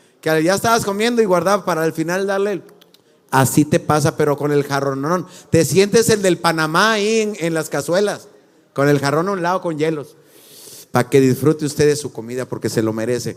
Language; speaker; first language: Spanish; native; Spanish